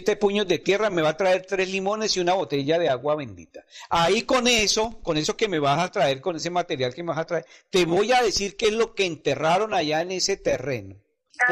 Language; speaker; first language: Spanish; native; Spanish